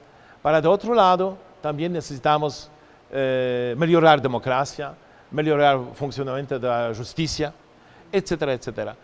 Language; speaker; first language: Portuguese; non-native, fluent; Polish